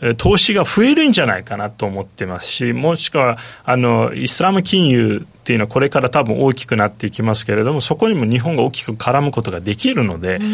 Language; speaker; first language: Japanese; non-native, fluent; Turkish